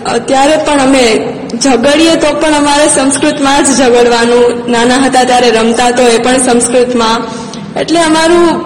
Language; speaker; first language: Gujarati; non-native, local second language; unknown